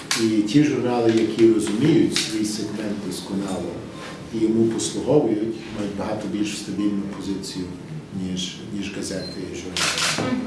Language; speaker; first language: Ukrainian; early bilingual, heritage; English